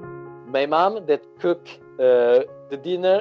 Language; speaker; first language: English; non-native, learner; Italian